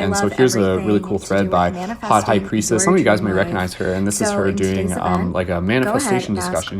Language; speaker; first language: English; native; English